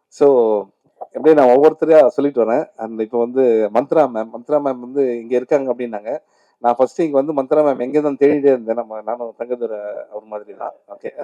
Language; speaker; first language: Tamil; native; Tamil